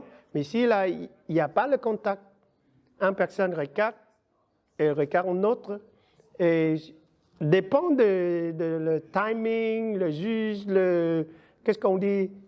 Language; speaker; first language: French; non-native, learner; Vietnamese